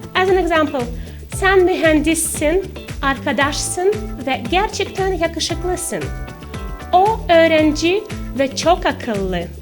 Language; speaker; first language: Turkish; non-native, fluent; Russian